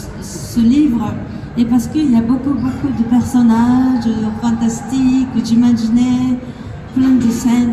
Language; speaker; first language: French; non-native, fluent; Japanese